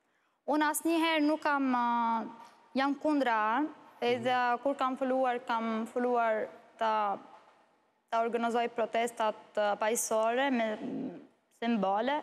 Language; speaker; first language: Albanian; non-native, learner; Arabic